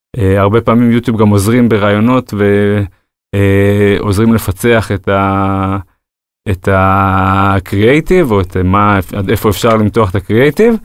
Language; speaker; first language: Hebrew; native; Hebrew